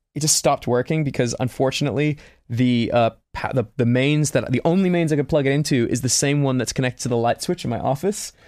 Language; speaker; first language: English; native; English